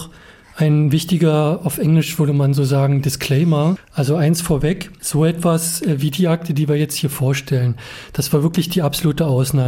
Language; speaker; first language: German; native; German